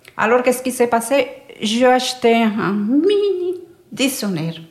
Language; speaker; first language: French; non-native, fluent; Spanish